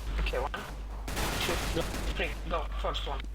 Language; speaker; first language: English; non-native, learner; Polish